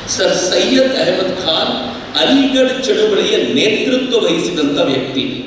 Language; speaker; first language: Kannada; native; Kannada